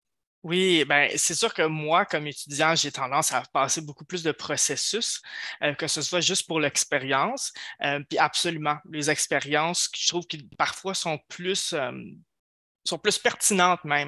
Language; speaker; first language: French; native; French